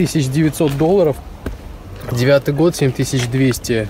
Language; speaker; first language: Russian; native; Russian